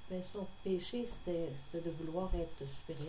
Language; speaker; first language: French; native; French